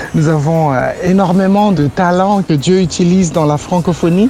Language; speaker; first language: French; non-native, local second language; Malagasy